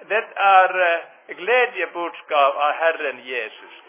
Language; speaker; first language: Swedish; non-native, fluent; Finnish